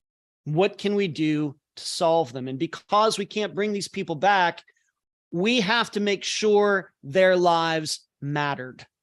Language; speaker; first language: English; native; English